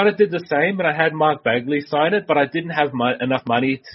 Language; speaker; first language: English; native; English